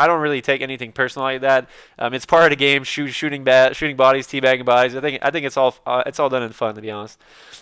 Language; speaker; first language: English; native; English